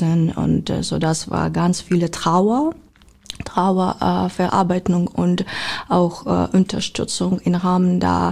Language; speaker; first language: German; non-native, learner; Ukrainian